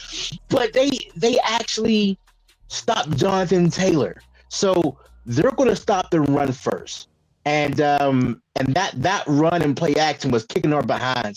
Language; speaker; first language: English; native; English